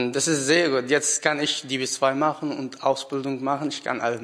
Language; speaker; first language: German; non-native, learner; Arabic